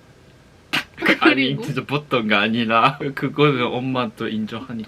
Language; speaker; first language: Korean; non-native, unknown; Japanese